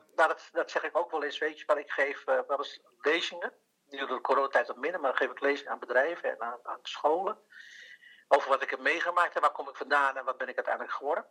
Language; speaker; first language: Dutch; early bilingual, other home language; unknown